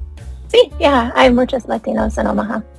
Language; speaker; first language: Spanish; non-native, learner; English